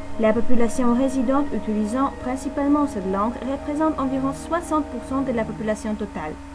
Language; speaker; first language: French; non-native, fluent; Polish